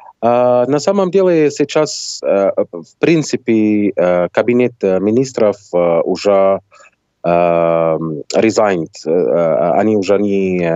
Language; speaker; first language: Russian; non-native, fluent; Arabic